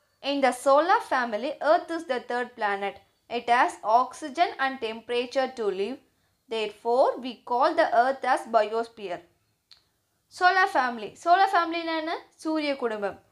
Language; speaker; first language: English; non-native, local second language; Tamil